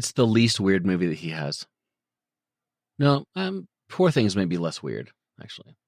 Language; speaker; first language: English; native; English